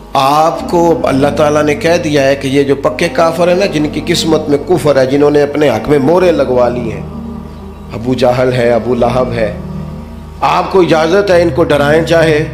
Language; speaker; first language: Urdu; non-native, local second language; Punjabi